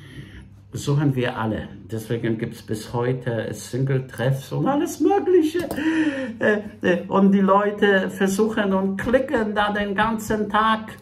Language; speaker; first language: German; non-native, fluent; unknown